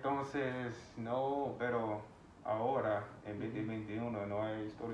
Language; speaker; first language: Spanish; non-native, fluent; English